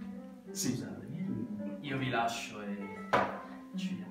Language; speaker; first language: Italian; native; Italian